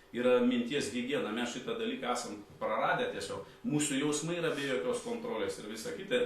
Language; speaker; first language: Lithuanian; native; Lithuanian